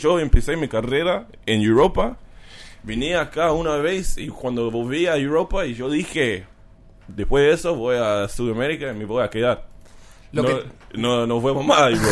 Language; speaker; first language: Spanish; non-native, learner; English